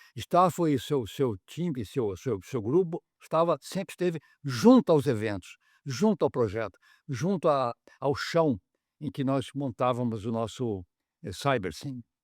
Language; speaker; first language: Portuguese; native; Portuguese